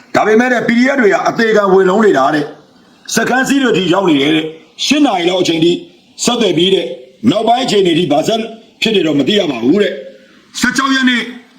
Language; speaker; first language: Burmese; native; Burmese